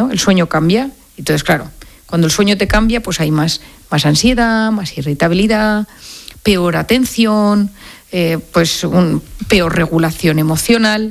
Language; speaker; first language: Spanish; native; Spanish